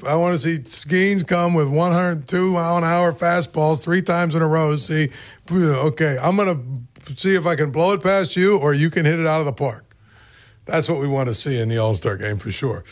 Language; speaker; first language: English; native; English